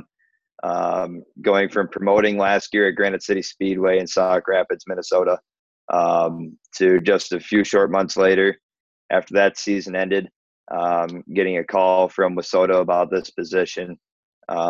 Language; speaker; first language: English; native; English